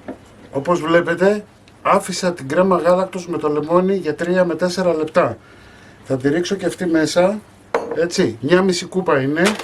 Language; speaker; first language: Greek; native; Greek